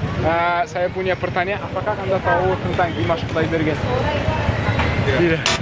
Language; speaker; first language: Indonesian; non-native, learner; Kazakh